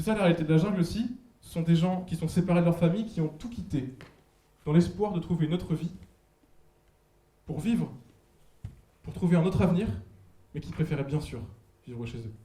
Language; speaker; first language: French; native; French